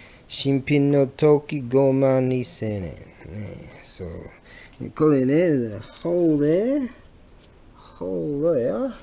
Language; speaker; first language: Japanese; non-native, learner; English